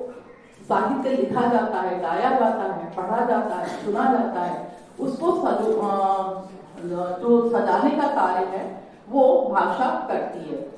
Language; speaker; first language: Hindi; native; Hindi